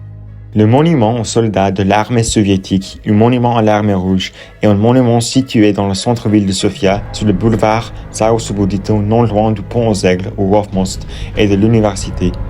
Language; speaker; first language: French; non-native, learner; Bulgarian